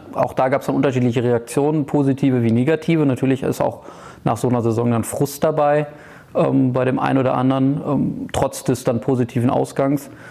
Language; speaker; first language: German; early bilingual, heritage; German